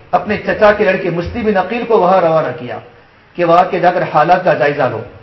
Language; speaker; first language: Urdu; non-native, local second language; Gujarati